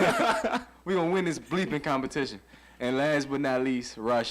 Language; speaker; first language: English; native; English